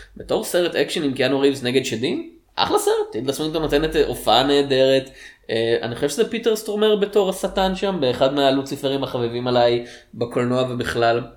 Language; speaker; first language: Hebrew; native; Hebrew